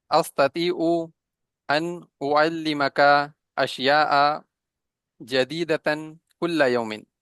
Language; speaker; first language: Arabic; non-native, learner; Hindi